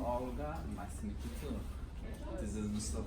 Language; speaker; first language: English; non-native, learner; Turkish